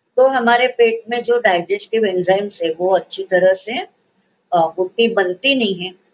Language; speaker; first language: Hindi; non-native, local second language; Marathi